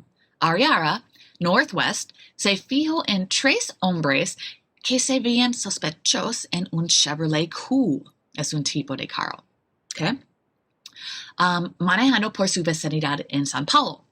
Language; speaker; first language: Spanish; non-native, fluent; English